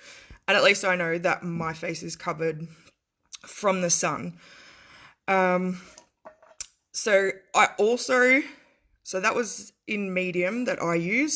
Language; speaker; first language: English; native; English